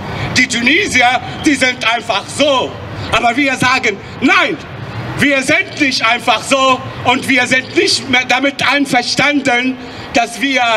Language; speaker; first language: German; non-native, fluent; Arabic